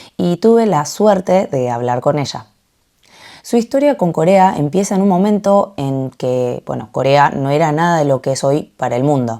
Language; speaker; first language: Spanish; early bilingual, other home language; Korean